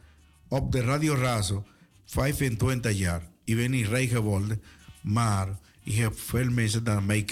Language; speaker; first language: Dutch; non-native, learner; Spanish